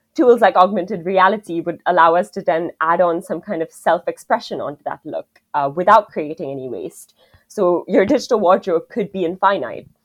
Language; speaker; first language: English; non-native, local second language; Hindi